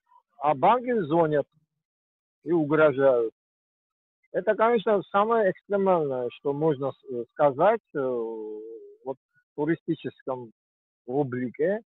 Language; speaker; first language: Russian; non-native, fluent; Georgian